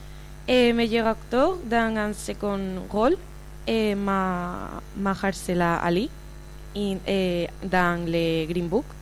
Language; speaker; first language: French; non-native, learner; Spanish